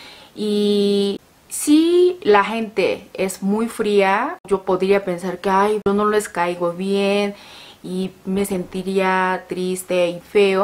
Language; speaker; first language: Spanish; non-native, learner; Korean